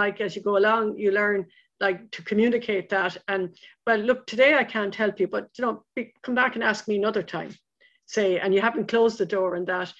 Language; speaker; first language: English; native; English